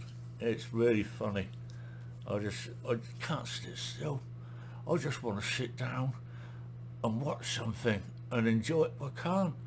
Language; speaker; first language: English; native; English